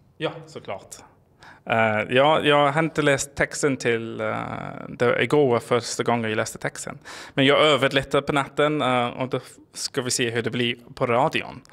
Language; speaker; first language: Swedish; non-native, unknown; English